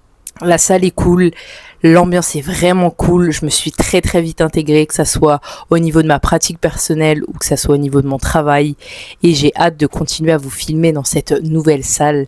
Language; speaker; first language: French; native; French